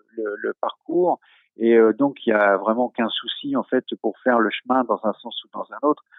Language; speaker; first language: French; native; French